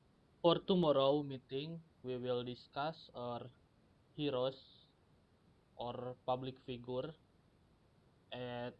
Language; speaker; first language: English; non-native, learner; Indonesian